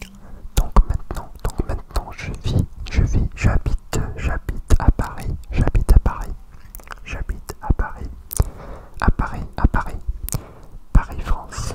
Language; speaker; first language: French; non-native, learner; English